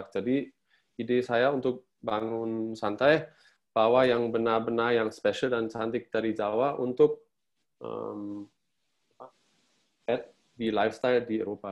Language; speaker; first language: Indonesian; non-native, fluent; German